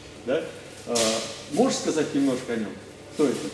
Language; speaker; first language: Russian; native; Russian